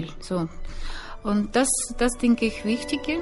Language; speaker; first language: German; non-native, learner; Russian